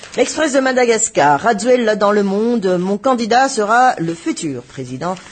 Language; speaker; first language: French; non-native, local second language; Malagasy